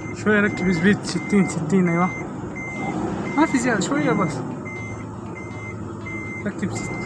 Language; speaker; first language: Arabic; non-native, learner; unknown